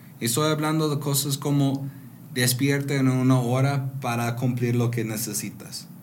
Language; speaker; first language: Spanish; non-native, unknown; English